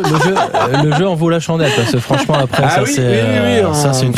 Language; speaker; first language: French; native; French